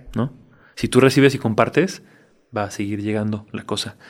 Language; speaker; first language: Spanish; native; Spanish